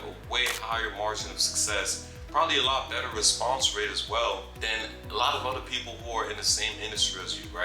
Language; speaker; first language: English; native; English